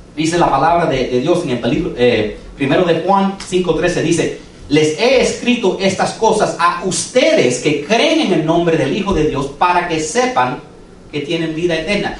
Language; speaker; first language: Spanish; early bilingual, heritage; English